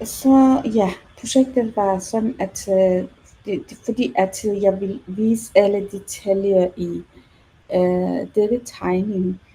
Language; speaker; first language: Danish; non-native, learner; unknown